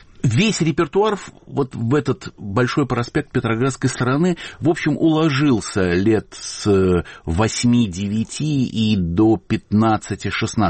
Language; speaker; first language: Russian; native; Russian